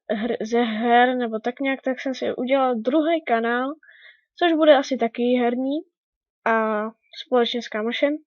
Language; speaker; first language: Czech; native; Czech